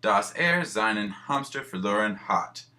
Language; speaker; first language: German; non-native, learner; English